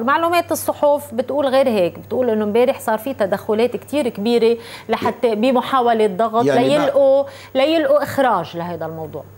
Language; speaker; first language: Arabic; native; Arabic